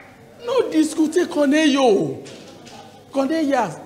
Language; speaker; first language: Spanish; non-native, learner; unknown